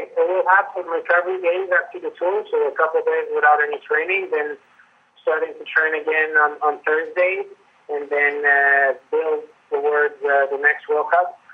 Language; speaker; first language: English; non-native, local second language; French